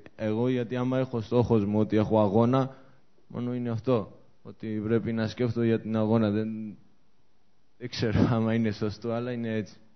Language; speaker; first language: Greek; non-native, fluent; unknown